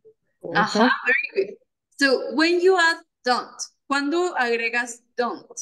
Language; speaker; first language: English; non-native, fluent; Spanish